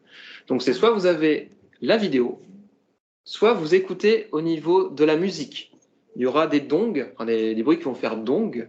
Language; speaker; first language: French; native; French